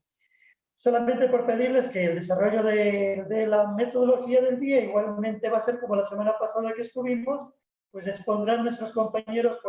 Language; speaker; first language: Spanish; native; Spanish